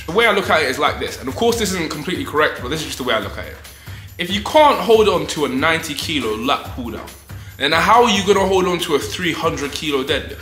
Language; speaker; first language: English; native; English